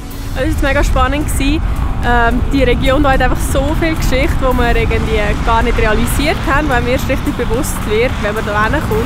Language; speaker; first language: German; native; German